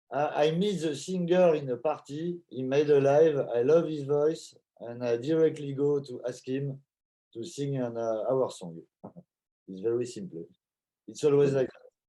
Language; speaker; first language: English; non-native, learner; French